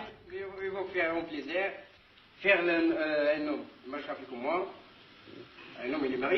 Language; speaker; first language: French; non-native, learner; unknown